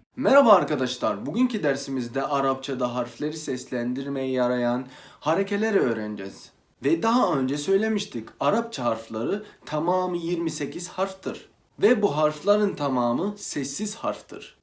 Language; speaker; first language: Turkish; non-native, fluent; Arabic